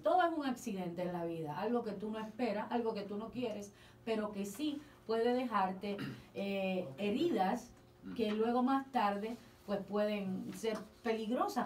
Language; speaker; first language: Spanish; native; Spanish